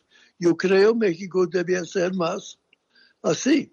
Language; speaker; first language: Spanish; non-native, fluent; English